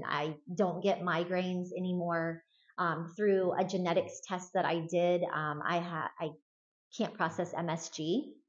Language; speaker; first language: English; native; English